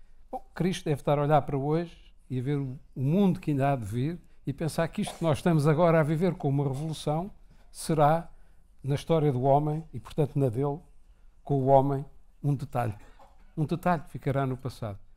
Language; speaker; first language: Portuguese; native; Portuguese